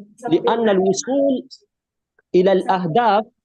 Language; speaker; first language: Arabic; non-native, fluent; Urdu